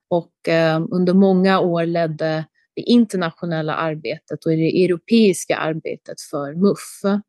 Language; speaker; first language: Swedish; early bilingual, other home language; Albanian